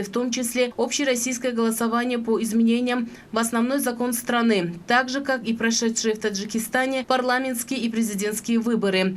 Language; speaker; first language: Russian; non-native, local second language; Tajik